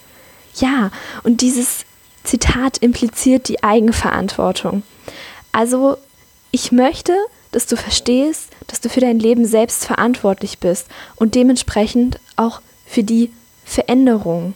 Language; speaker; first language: German; native; German